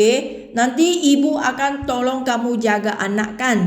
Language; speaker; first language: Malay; non-native, local second language; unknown